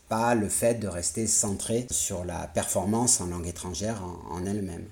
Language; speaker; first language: French; native; French